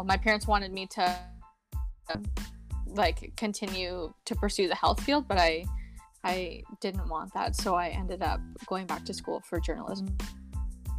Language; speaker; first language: English; native; English